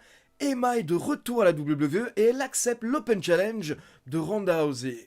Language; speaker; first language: French; native; French